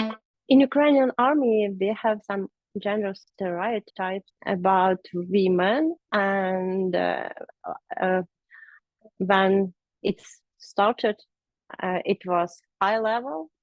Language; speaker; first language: English; non-native, learner; Ukrainian